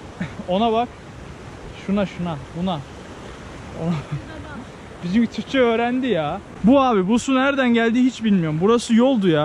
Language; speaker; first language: Turkish; native; Turkish